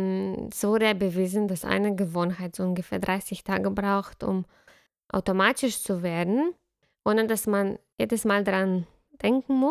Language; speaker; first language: German; non-native, fluent; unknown